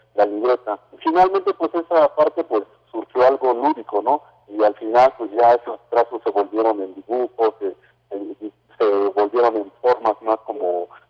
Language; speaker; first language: Spanish; non-native, local second language; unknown